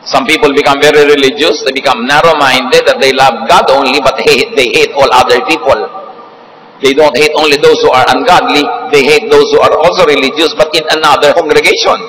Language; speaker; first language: English; non-native, local second language; Filipino